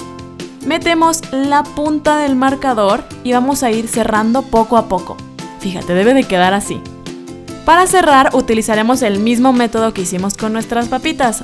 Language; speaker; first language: Spanish; native; Spanish